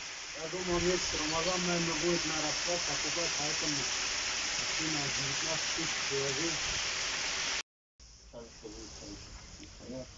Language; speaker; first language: Russian; non-native, learner; Tajik